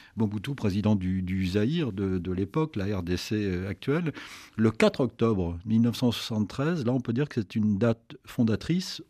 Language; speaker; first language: French; native; French